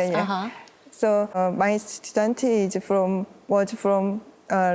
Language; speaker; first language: English; non-native, learner; Korean